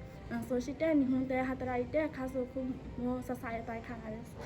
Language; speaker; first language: Japanese; non-native, learner; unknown